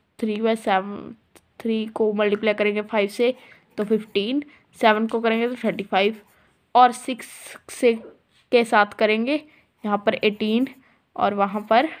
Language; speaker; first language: Hindi; non-native, local second language; Punjabi